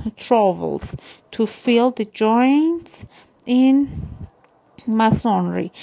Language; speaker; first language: English; non-native, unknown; Persian